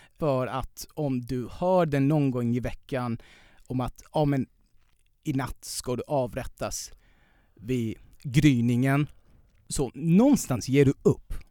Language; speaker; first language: Swedish; non-native, fluent; Persian